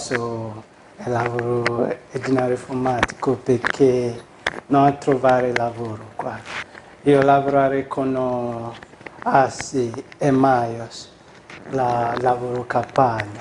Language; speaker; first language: Italian; non-native, learner; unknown